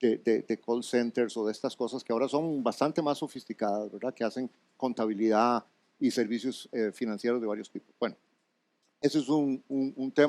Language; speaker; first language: Spanish; native; Spanish